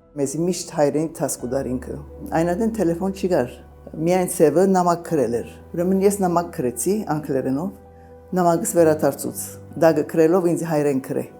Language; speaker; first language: Armenian; early bilingual, heritage; Armenian